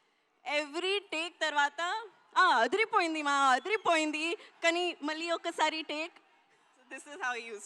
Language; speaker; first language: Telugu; non-native, learner; Hindi